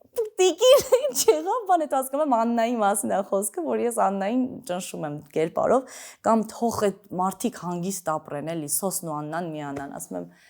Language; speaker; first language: Armenian; early bilingual, other home language; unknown